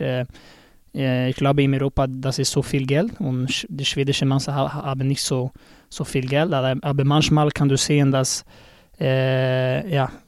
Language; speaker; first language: German; non-native, learner; Swedish